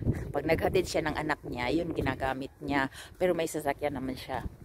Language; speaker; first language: Filipino; native; Filipino